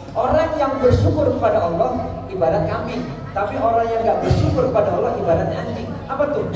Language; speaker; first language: Indonesian; non-native, local second language; Javanese